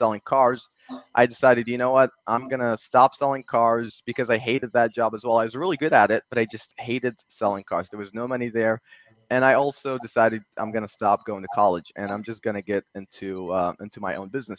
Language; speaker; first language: English; early bilingual, other home language; Arabic